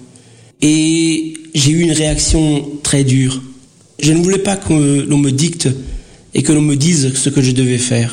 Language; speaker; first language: French; early bilingual, other home language; Portuguese